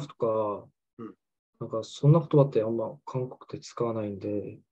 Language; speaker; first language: Japanese; non-native, fluent; Korean